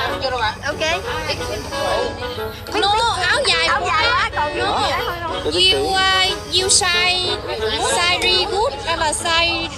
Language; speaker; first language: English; non-native, learner; Vietnamese